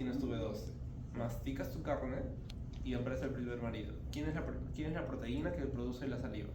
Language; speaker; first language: Spanish; native; Spanish